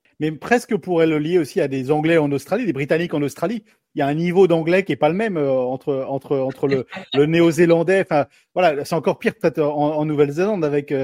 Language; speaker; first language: French; native; French